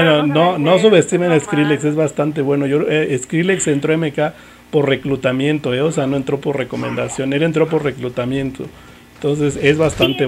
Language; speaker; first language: Spanish; native; Spanish